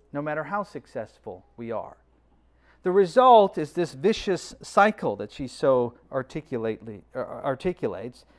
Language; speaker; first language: English; native; English